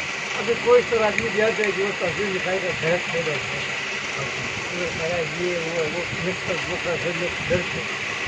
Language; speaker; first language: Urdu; non-native, local second language; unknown